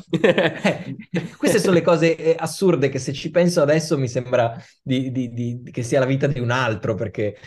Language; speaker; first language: Italian; native; Italian